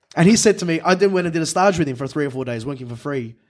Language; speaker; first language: English; native; English